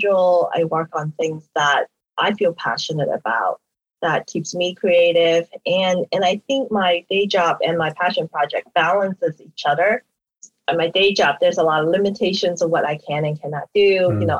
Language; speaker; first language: English; native; English